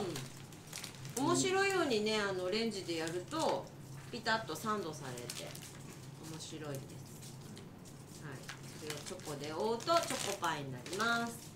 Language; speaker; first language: Japanese; native; Japanese